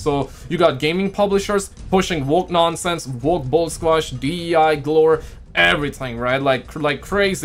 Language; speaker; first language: English; native; English